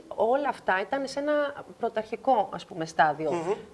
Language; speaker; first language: Greek; non-native, fluent; German